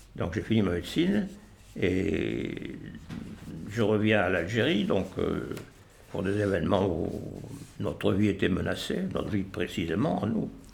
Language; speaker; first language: French; native; French